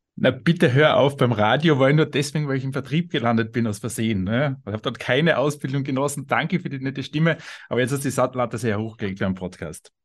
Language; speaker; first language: German; native; German